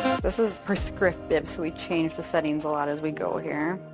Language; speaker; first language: English; native; English